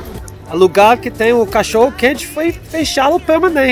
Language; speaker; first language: Portuguese; non-native, learner; English